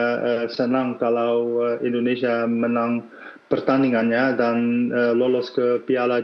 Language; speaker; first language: Indonesian; non-native, fluent; Dutch